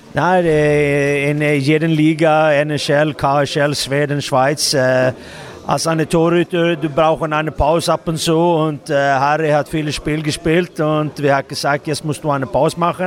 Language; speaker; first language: German; non-native, learner; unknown